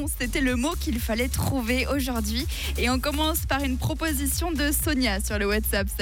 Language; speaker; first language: French; native; French